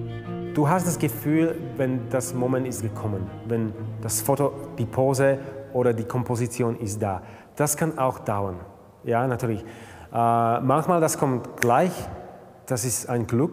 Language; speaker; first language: German; non-native, fluent; Slovak